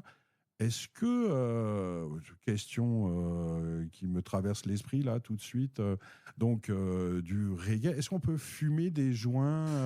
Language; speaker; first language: French; native; French